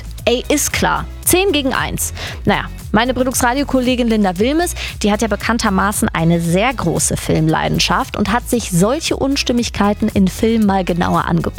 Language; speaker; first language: German; native; German